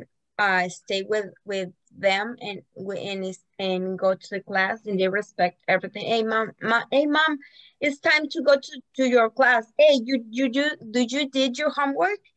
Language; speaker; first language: English; non-native, learner; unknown